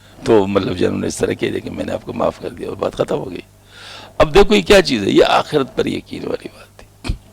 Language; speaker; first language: Urdu; non-native, local second language; Pashto